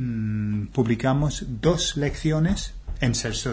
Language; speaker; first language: Spanish; non-native, fluent; English